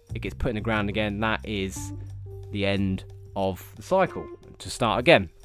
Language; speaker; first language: English; native; English